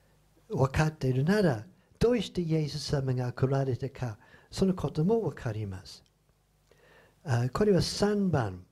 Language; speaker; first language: Japanese; non-native, fluent; English